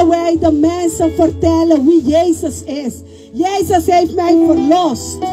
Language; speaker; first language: Dutch; non-native, local second language; Papiamento